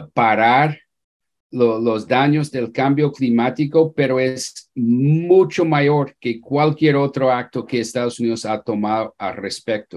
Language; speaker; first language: Spanish; non-native, fluent; English